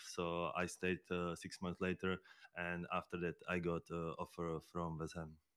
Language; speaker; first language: English; non-native, fluent; Czech